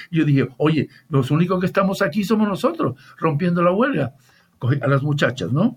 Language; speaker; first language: Spanish; native; Spanish